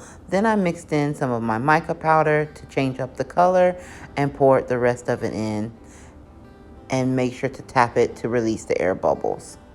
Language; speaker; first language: English; native; English